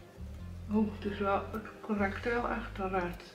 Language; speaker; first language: Dutch; native; Dutch